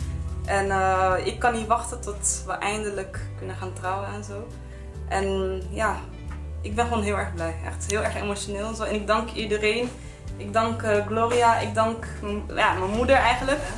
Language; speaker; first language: Dutch; early bilingual, other home language; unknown